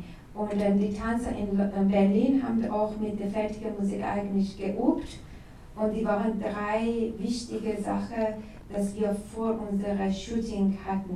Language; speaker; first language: German; non-native, learner; Persian